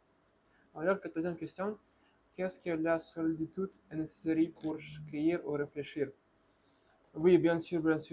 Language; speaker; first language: French; non-native, learner; Russian